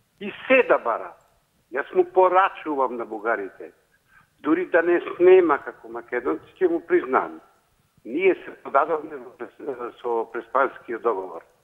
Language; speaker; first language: Macedonian; native; Macedonian